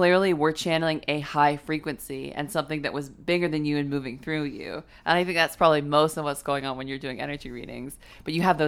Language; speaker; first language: English; native; English